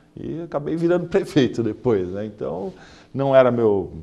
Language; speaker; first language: Portuguese; native; Portuguese